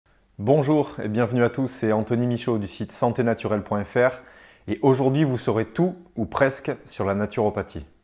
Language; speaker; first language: French; native; French